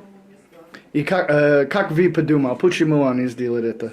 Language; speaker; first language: Russian; non-native, learner; English